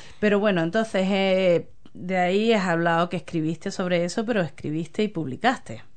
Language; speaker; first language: Spanish; native; Spanish